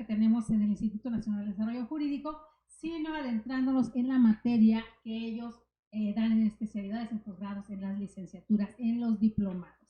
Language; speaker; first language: Spanish; native; Spanish